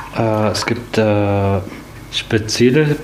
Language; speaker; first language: German; non-native, learner; Arabic